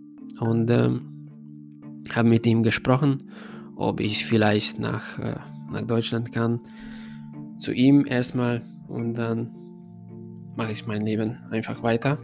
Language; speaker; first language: German; non-native, fluent; Hungarian